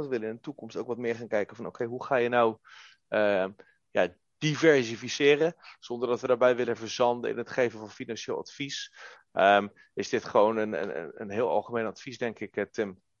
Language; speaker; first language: Dutch; native; Dutch